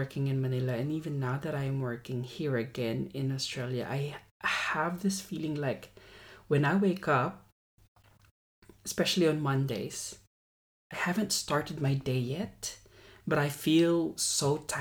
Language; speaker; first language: English; non-native, local second language; Pampanga